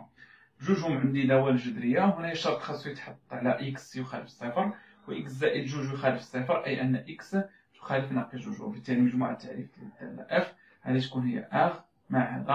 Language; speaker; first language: Arabic; native; Arabic